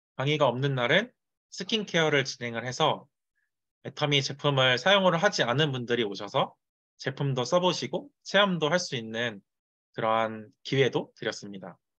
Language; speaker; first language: Korean; native; Korean